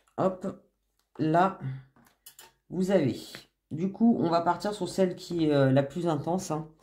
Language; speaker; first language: French; native; French